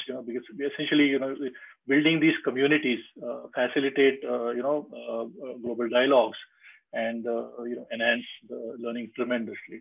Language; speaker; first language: English; non-native, local second language; Marathi